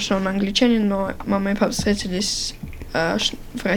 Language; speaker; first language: Russian; early bilingual, heritage; Russian